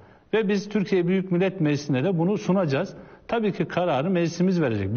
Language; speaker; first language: Turkish; native; Turkish